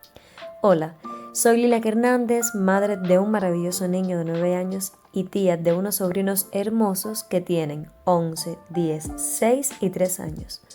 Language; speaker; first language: Spanish; native; Spanish